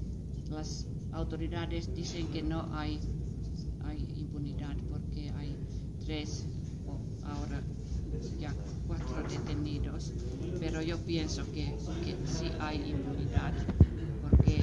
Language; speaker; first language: Spanish; non-native, fluent; Finnish